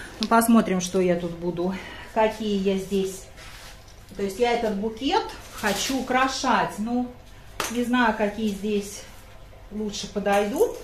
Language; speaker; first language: Russian; non-native, local second language; Latvian